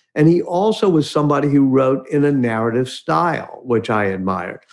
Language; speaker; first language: English; native; English